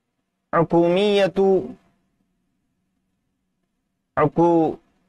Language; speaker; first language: Arabic; non-native, fluent; Urdu